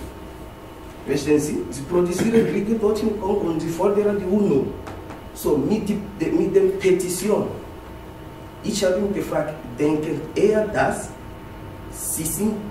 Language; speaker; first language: German; non-native, learner; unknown